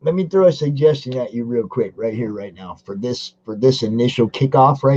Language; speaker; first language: English; native; English